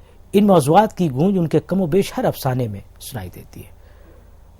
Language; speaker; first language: Urdu; native; Urdu